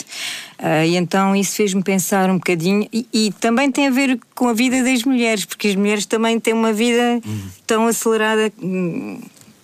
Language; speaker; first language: Portuguese; native; Portuguese